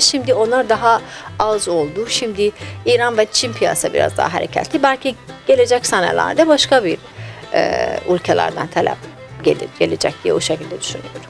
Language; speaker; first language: Turkish; non-native, fluent; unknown